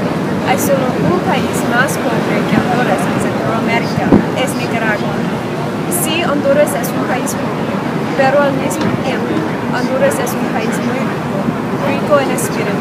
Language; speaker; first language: Spanish; non-native, learner; English